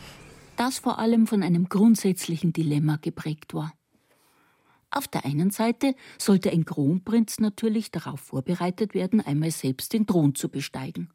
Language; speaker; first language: German; native; German